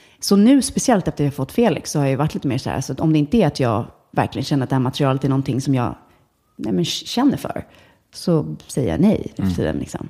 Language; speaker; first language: Swedish; native; Swedish